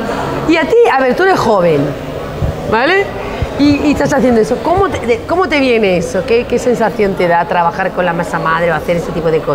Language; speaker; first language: Spanish; native; Spanish